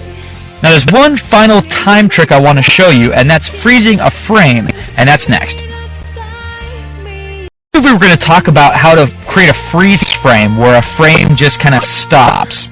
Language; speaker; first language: English; native; English